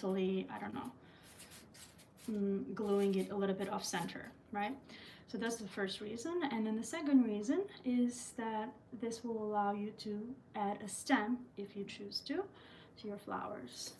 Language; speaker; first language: English; early bilingual, other home language; Albanian